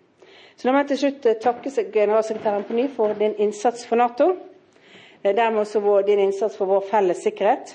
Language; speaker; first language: Norwegian; native; Norwegian